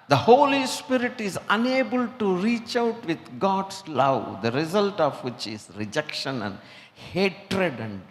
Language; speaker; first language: English; non-native, local second language; Tamil